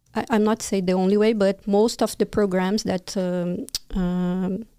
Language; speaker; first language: English; non-native, fluent; Portuguese